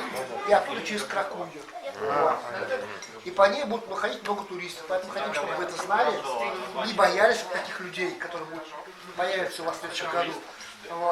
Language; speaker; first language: Russian; non-native, local second language; Bashkir